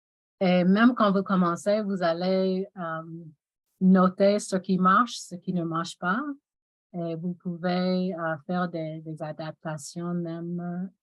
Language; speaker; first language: French; non-native, fluent; English